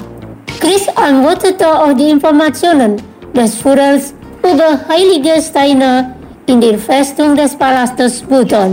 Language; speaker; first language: German; non-native, learner; Indonesian